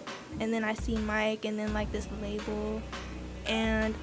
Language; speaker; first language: English; native; English